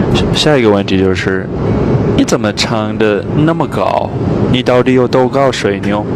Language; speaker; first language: Chinese; non-native, fluent; English